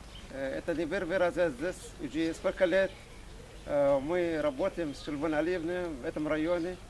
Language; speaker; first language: Russian; non-native, fluent; Arabic